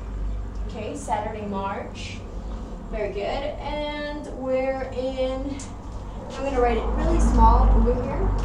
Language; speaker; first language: English; non-native, fluent; Spanish